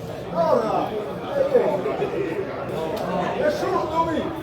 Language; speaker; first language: Italian; native; Italian